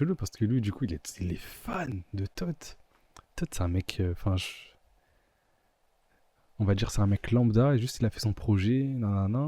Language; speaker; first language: French; native; French